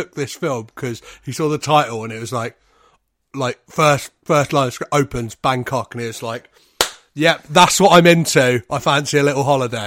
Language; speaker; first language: English; native; English